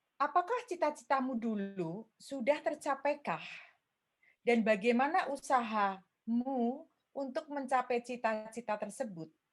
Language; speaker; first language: Indonesian; native; Indonesian